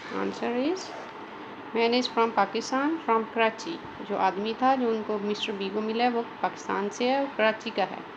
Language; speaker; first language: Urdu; native; Urdu